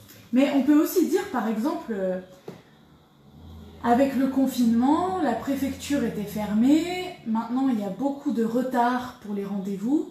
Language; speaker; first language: French; native; French